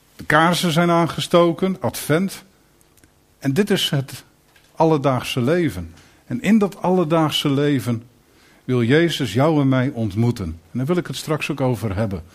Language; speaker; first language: Dutch; native; Dutch